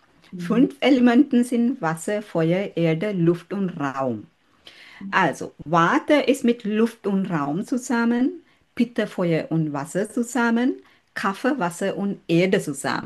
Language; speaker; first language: German; non-native, learner; Sinhala